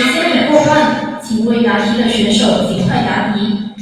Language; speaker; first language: Chinese; native; Chinese